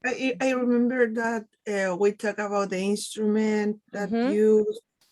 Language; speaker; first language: English; non-native, learner; Spanish